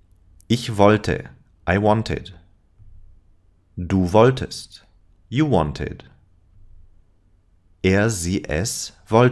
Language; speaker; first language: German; non-native, fluent; English